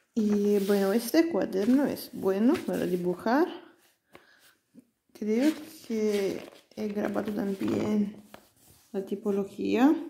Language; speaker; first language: Spanish; non-native, learner; Italian